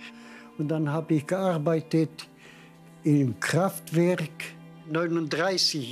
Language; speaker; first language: German; non-native, fluent; Polish